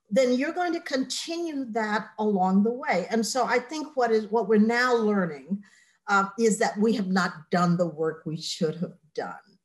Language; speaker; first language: English; native; English